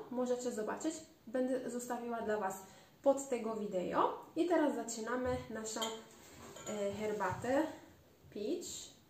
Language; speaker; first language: Polish; non-native, learner; Arabic